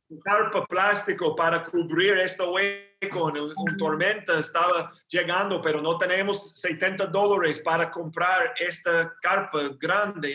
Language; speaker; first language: Spanish; non-native, learner; English